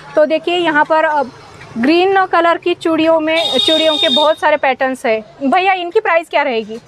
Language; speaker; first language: Hindi; non-native, local second language; Marathi